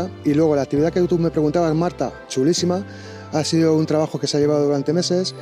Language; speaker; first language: Spanish; native; Spanish